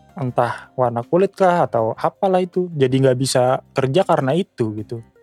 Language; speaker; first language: Indonesian; native; Indonesian